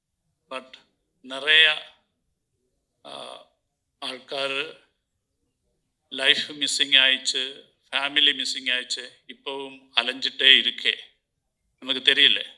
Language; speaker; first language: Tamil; non-native, learner; Malayalam